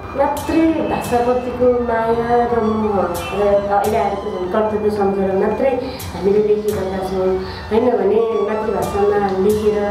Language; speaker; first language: Nepali; non-native, local second language; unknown